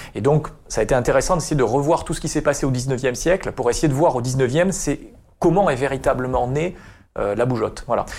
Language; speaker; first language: French; native; French